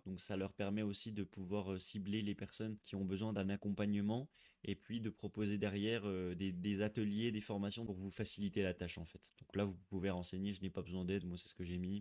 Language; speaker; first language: French; native; French